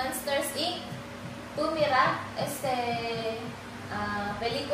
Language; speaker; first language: Spanish; non-native, learner; Filipino